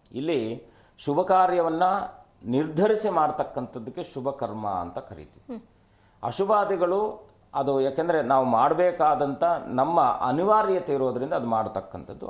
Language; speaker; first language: Kannada; native; Kannada